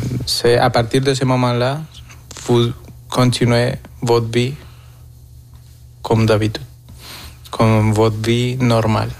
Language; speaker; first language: French; non-native, fluent; Spanish